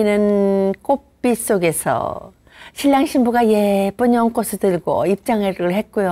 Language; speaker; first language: Korean; native; Korean